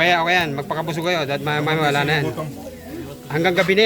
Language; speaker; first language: Filipino; native; Filipino